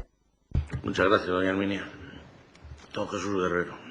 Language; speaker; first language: Spanish; native; Spanish